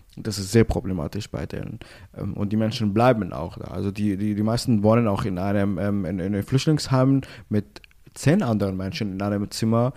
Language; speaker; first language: German; non-native, fluent; Arabic